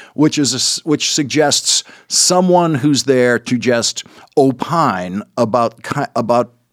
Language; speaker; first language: English; native; English